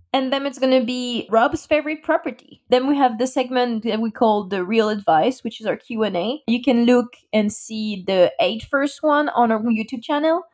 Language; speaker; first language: English; non-native, fluent; French